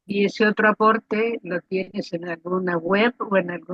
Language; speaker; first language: Spanish; native; Spanish